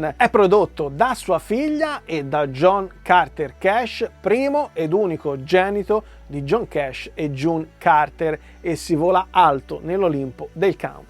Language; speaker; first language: Italian; native; Italian